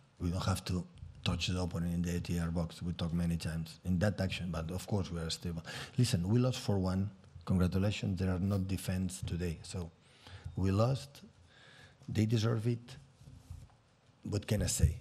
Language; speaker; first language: English; non-native, fluent; Catalan